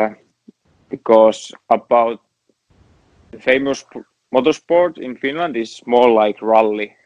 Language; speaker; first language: English; non-native, learner; Finnish